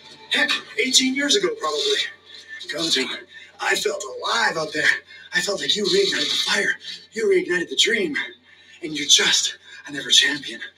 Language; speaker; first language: English; native; English